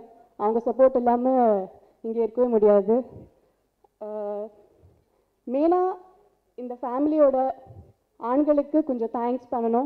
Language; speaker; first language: Tamil; non-native, local second language; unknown